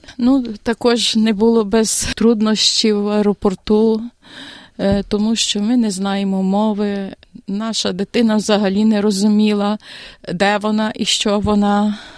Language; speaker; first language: Ukrainian; native; Ukrainian